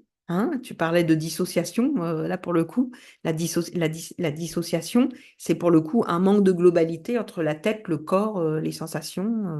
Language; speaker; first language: French; native; French